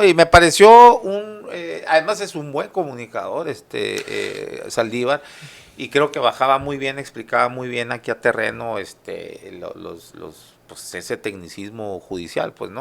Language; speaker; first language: Spanish; native; Spanish